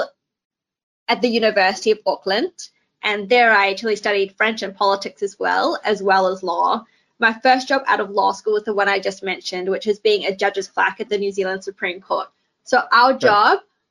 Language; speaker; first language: English; native; English